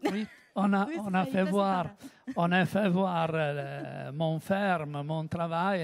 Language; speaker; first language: French; non-native, learner; Italian